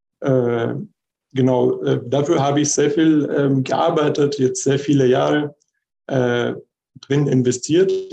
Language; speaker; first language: German; non-native, fluent; Arabic